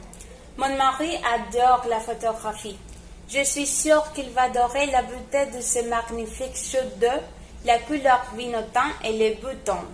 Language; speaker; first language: French; non-native, learner; Spanish